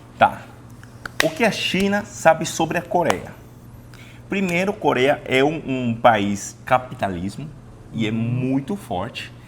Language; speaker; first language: Portuguese; non-native, fluent; Chinese